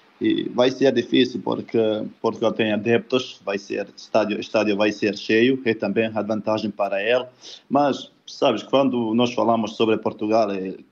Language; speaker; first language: Portuguese; non-native, learner; Bosnian